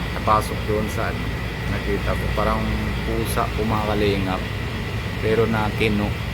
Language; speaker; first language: Filipino; non-native, local second language; Bikol